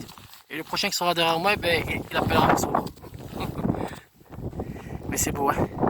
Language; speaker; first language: French; native; French